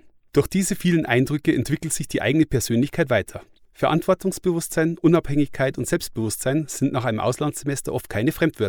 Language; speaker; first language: German; native; German